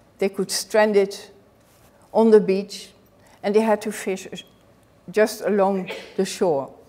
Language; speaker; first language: English; non-native, fluent; Dutch